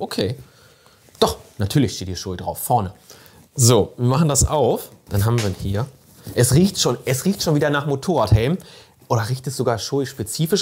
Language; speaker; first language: German; native; German